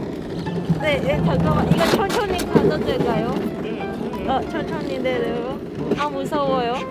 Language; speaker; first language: Korean; non-native, learner; Cantonese